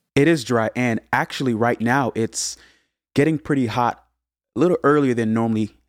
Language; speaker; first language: English; early bilingual, other home language; Haitian Creole